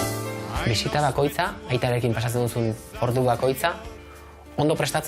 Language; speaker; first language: Basque; native; Basque